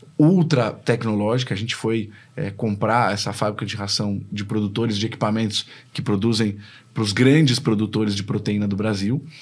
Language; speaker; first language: Portuguese; native; Portuguese